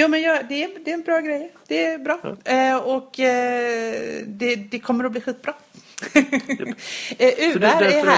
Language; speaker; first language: Swedish; native; Swedish